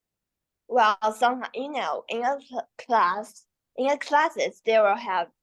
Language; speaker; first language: English; non-native, learner; Chinese